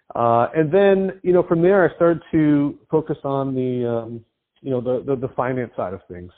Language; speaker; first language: English; native; English